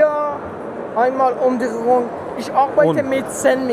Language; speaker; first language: German; non-native, learner; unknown